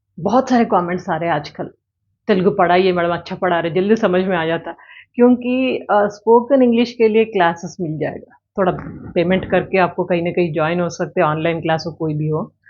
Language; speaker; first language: Hindi; native; Hindi